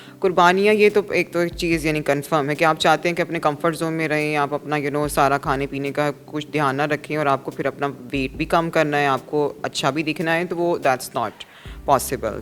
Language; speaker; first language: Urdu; non-native, local second language; Punjabi